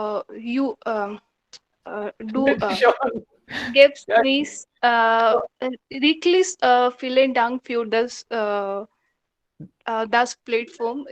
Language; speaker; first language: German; non-native, learner; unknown